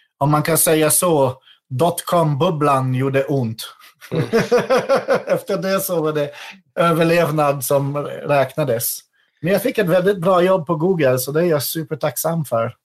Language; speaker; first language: Swedish; non-native, fluent; French